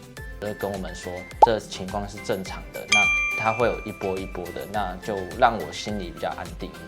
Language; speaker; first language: Chinese; native; Chinese